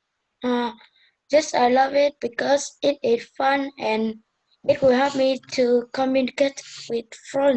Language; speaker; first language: English; non-native, learner; Vietnamese